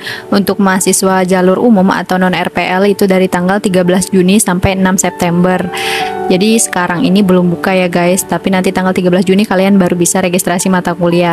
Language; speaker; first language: Indonesian; native; Indonesian